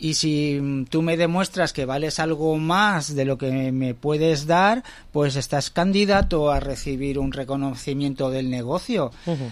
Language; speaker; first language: Spanish; native; Spanish